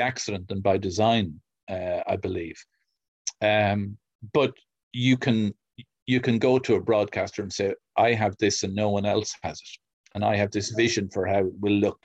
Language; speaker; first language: English; native; English